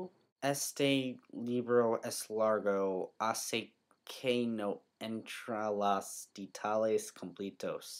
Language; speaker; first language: Spanish; non-native, learner; English